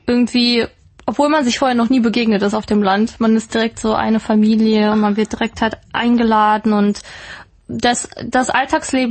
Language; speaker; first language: German; native; German